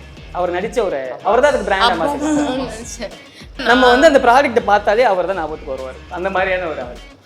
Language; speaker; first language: Tamil; native; Tamil